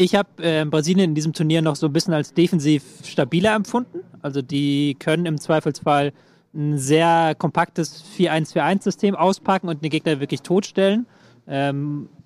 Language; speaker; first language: German; native; German